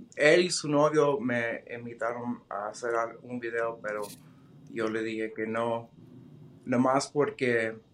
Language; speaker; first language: Spanish; early bilingual, heritage; Spanish